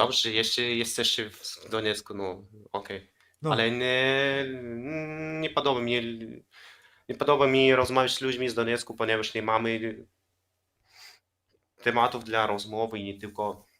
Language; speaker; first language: Polish; non-native, learner; Russian